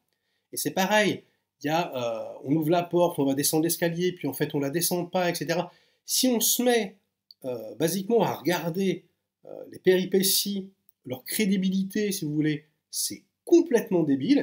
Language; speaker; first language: French; native; French